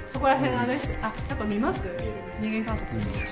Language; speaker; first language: Japanese; non-native, fluent; Chinese